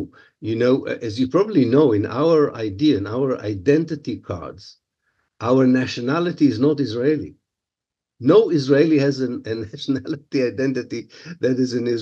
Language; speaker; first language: English; non-native, fluent; Hebrew